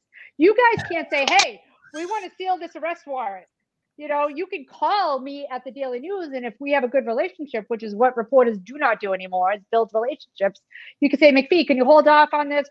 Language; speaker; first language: English; native; English